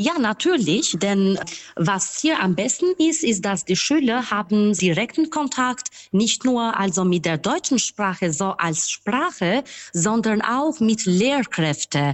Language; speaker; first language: German; non-native, fluent; Albanian